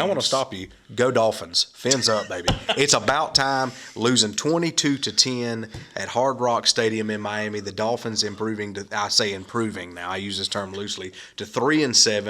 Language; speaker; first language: English; native; English